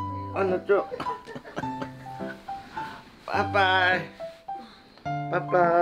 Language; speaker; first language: Korean; non-native, learner; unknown